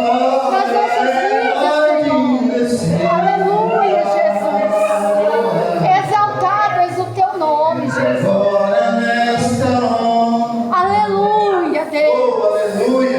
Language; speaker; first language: Portuguese; native; Portuguese